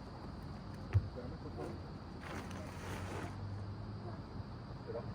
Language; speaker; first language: Spanish; early bilingual, heritage; Spanish